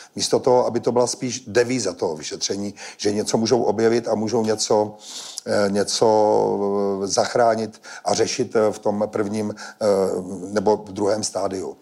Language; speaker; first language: Czech; native; Czech